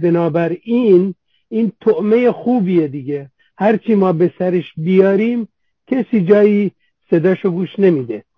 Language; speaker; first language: Persian; non-native, local second language; Central Kurdish